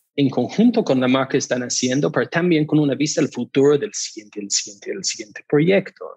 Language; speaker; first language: Spanish; non-native, fluent; English